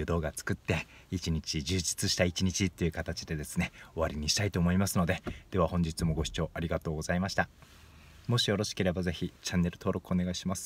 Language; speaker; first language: Japanese; native; Japanese